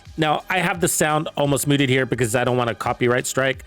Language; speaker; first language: English; native; English